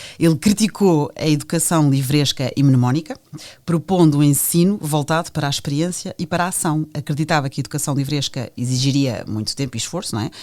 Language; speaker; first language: Portuguese; native; Portuguese